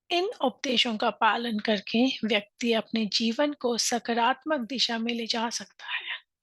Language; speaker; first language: Hindi; native; Hindi